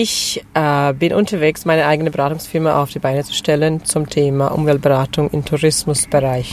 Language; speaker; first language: German; non-native, fluent; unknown